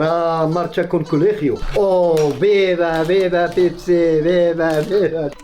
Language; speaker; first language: Spanish; non-native, learner; Arabic